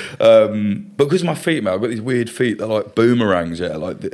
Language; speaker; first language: English; native; English